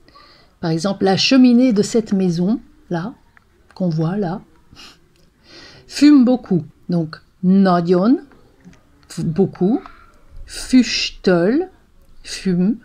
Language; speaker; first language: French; non-native, fluent; Hungarian